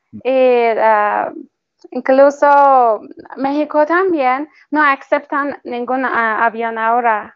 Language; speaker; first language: Spanish; non-native, learner; Persian